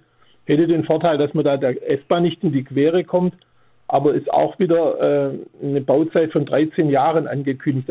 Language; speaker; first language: German; native; German